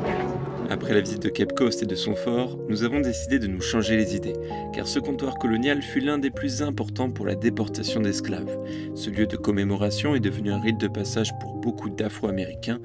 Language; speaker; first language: French; native; French